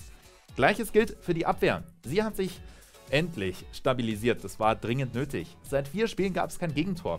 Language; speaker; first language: German; native; German